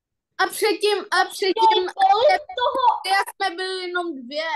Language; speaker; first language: Czech; non-native, learner; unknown